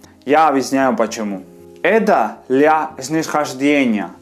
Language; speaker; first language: Russian; non-native, fluent; Spanish